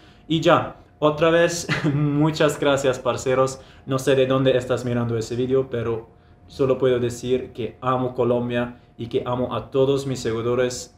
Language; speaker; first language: Spanish; non-native, fluent; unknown